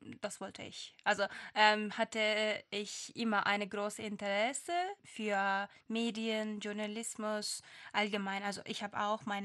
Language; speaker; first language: German; non-native, learner; Turkish